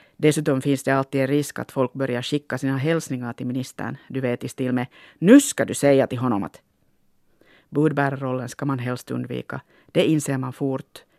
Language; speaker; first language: Swedish; non-native, local second language; Finnish